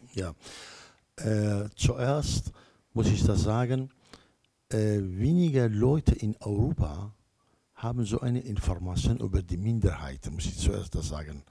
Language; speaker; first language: German; non-native, learner; Kurdish